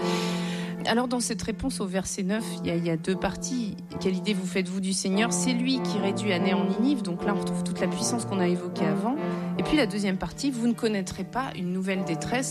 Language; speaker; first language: French; native; French